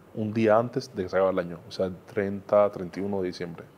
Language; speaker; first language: Spanish; native; Spanish